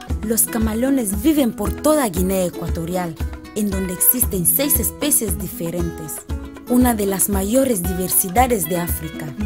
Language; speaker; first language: Spanish; native; Spanish